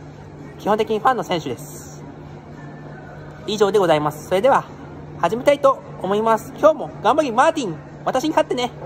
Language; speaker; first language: Japanese; native; Japanese